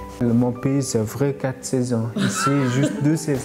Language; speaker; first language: French; non-native, learner; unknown